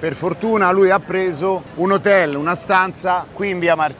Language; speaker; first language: Italian; native; Italian